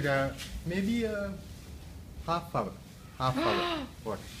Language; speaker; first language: English; non-native, learner; Sinhala